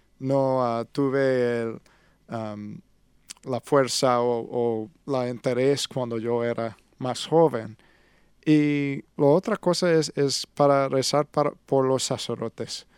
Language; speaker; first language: Spanish; non-native, learner; English